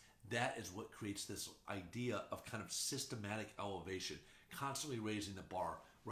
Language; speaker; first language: English; native; English